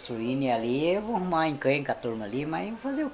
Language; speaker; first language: Portuguese; native; Portuguese